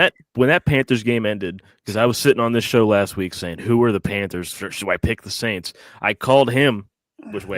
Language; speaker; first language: English; native; English